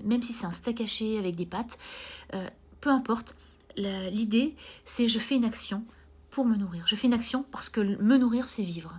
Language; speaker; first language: French; native; French